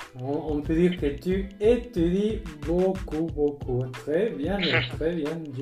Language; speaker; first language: French; non-native, learner; Spanish